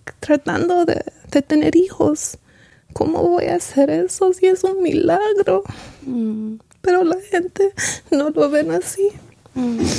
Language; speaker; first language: Spanish; early bilingual, heritage; Spanish